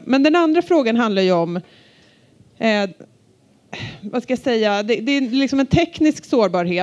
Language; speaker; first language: Swedish; native; Swedish